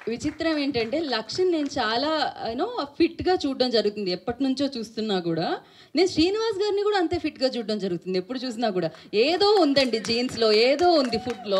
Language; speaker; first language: Telugu; native; Telugu